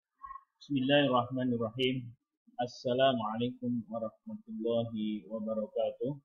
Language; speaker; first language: Arabic; non-native, fluent; Indonesian